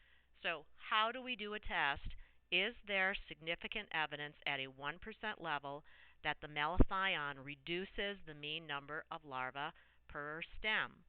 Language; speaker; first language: English; native; English